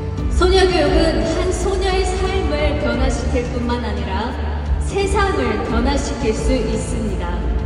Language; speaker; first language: Korean; native; Korean